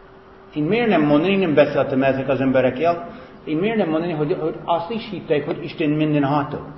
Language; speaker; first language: Hungarian; non-native, fluent; English